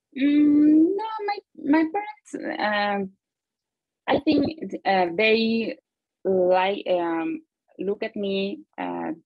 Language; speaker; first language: English; non-native, learner; Spanish